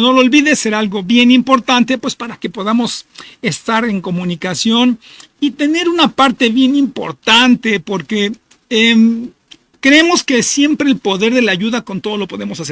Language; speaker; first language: Spanish; native; Spanish